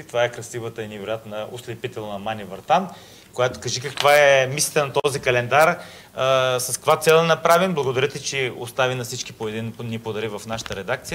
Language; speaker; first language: Bulgarian; native; Bulgarian